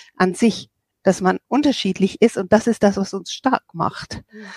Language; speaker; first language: German; non-native, fluent; English